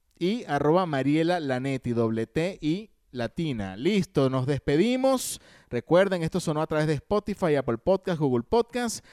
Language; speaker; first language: Spanish; native; Spanish